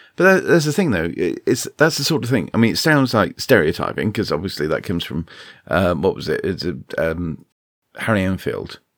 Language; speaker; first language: English; native; English